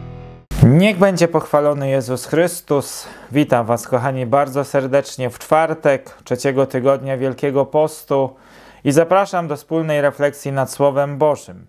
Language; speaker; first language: Polish; native; Polish